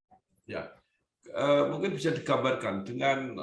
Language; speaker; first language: Indonesian; native; Indonesian